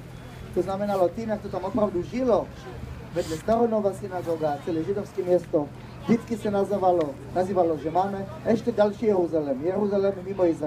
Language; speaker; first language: Czech; early bilingual, heritage; Czech